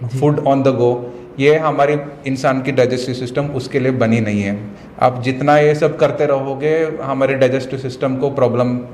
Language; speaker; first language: Hindi; non-native, local second language; Kannada